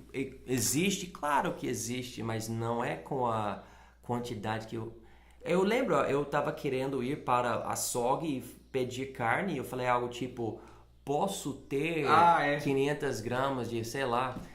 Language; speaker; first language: Portuguese; non-native, fluent; English